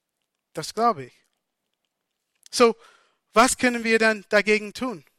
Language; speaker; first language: German; non-native, fluent; English